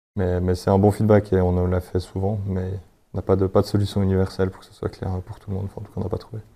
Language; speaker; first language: French; native; French